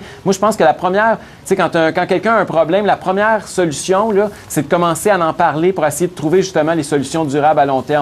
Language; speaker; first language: French; native; French